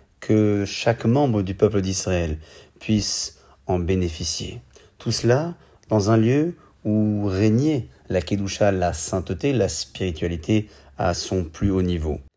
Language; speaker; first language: French; native; French